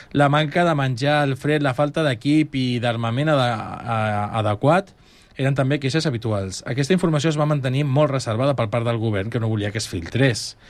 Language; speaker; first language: Catalan; native; Catalan